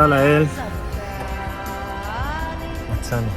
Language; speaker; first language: Hebrew; non-native, fluent; Portuguese